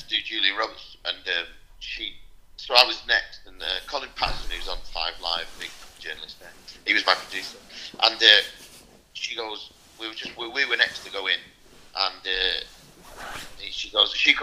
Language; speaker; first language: English; native; English